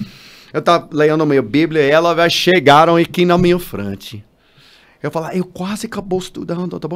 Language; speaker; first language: Portuguese; non-native, learner; English